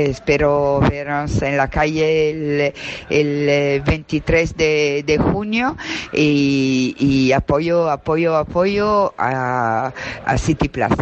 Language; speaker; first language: Spanish; non-native, fluent; Italian